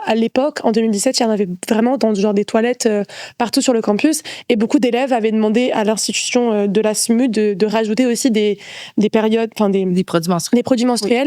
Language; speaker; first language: French; native; French